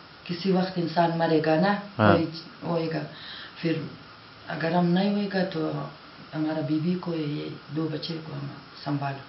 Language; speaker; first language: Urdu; non-native, local second language; Hazaragi